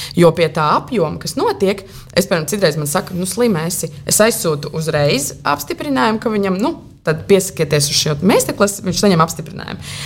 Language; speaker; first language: Latvian; native; Latvian